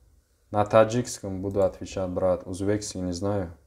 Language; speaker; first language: Russian; non-native, local second language; Tajik